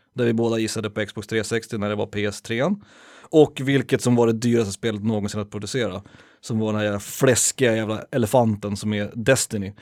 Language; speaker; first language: Swedish; native; Swedish